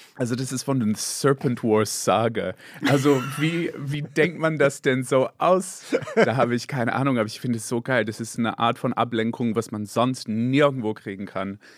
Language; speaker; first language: German; non-native, fluent; English